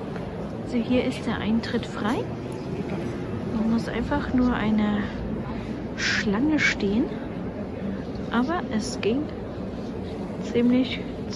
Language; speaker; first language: German; early bilingual, other home language; Russian